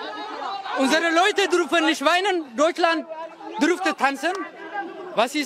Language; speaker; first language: German; non-native, learner; Tigrinya